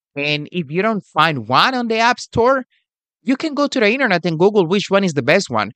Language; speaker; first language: English; non-native, fluent; Spanish